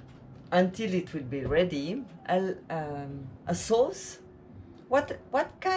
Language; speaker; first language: English; non-native, learner; French